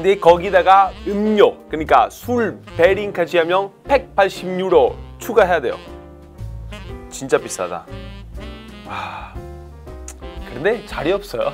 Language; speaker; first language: Korean; non-native, fluent; Italian